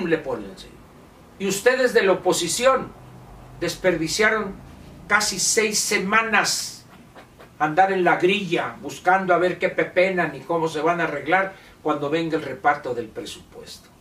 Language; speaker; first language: Spanish; native; Spanish